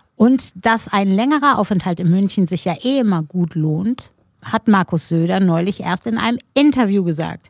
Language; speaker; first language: German; native; German